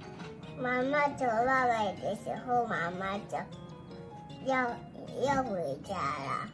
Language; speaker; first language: Chinese; early bilingual, heritage; Chinese